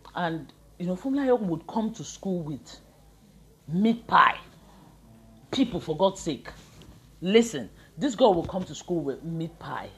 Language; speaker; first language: English; non-native, local second language; Yoruba